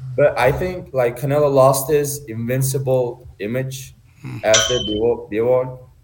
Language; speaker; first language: English; non-native, fluent; Turkish